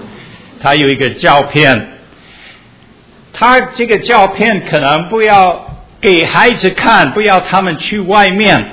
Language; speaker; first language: Chinese; early bilingual, heritage; Chinese